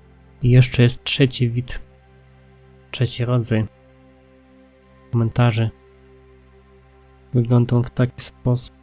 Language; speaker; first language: Polish; non-native, fluent; Russian